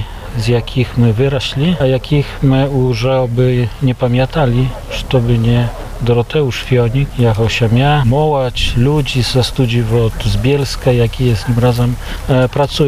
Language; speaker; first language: Polish; non-native, local second language; Belarusian